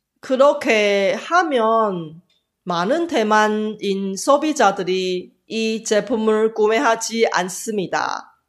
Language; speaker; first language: Korean; non-native, fluent; Chinese